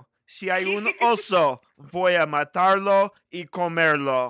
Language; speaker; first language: Spanish; non-native, learner; English